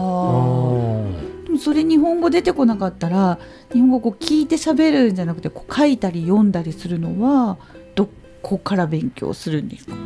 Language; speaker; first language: Japanese; native; Japanese